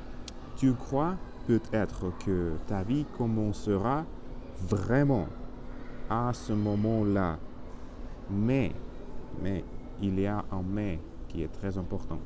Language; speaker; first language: French; non-native, learner; Spanish